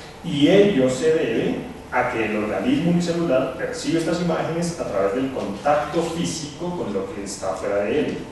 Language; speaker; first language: Spanish; native; Spanish